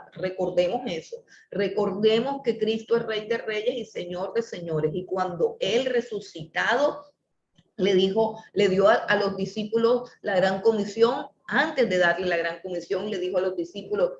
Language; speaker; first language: Spanish; native; Spanish